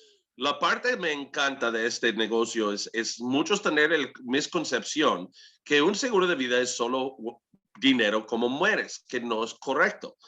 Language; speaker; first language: Spanish; early bilingual, heritage; English